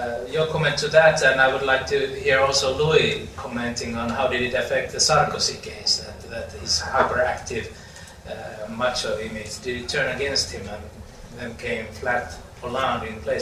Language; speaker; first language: English; non-native, fluent; Finnish